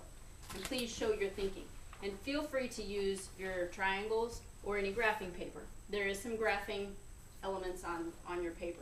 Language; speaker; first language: English; native; English